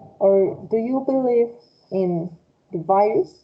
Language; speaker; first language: English; non-native, fluent; Spanish